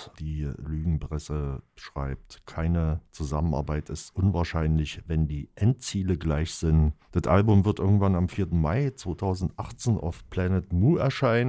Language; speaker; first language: German; native; German